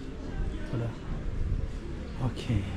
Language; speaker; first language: English; non-native, learner; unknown